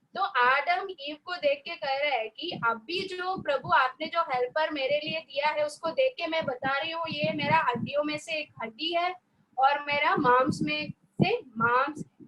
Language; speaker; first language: Hindi; non-native, local second language; Malayalam